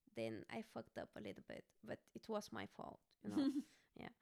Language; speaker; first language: English; non-native, fluent; Bulgarian